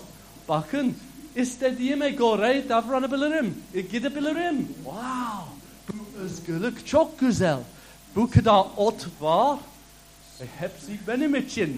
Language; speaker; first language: Turkish; non-native, fluent; English